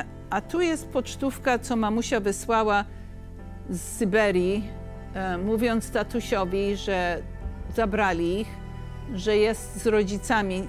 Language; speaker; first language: Polish; early bilingual, heritage; English